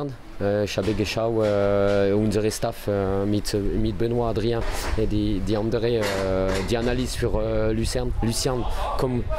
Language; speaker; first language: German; non-native, learner; French